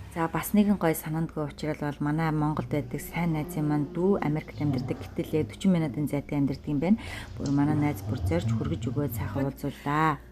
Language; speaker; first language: Mongolian; native; Mongolian